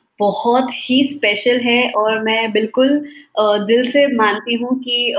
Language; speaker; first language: Hindi; native; Hindi